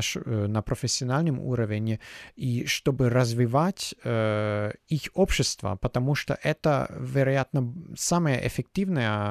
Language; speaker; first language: Russian; non-native, fluent; German